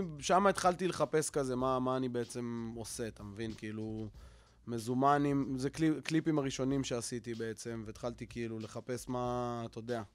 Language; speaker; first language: Hebrew; native; Hebrew